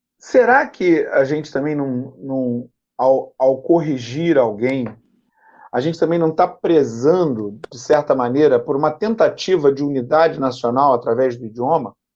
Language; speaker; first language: Portuguese; native; Portuguese